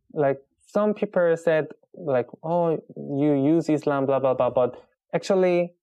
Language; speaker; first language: English; non-native, learner; Korean